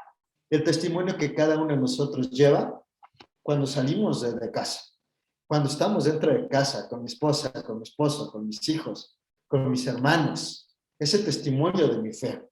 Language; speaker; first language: Spanish; native; Spanish